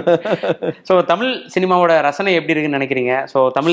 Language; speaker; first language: Tamil; native; Tamil